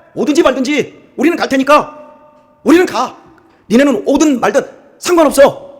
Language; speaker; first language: Korean; native; Korean